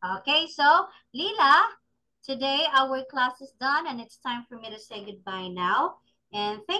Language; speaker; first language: English; non-native, fluent; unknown